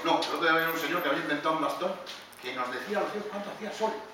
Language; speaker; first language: Spanish; native; Spanish